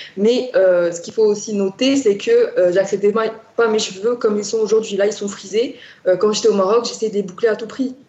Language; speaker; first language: French; non-native, local second language; Arabic